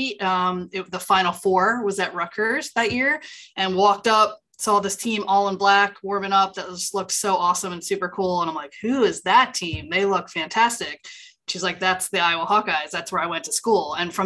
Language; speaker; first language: English; native; English